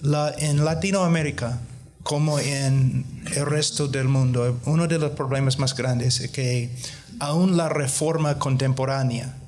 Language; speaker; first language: Spanish; non-native, fluent; English